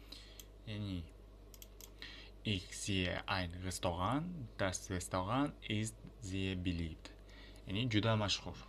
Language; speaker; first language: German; non-native, fluent; Uzbek